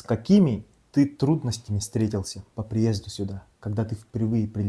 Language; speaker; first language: Russian; non-native, local second language; Yakut